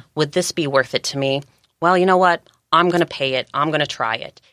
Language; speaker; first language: English; native; English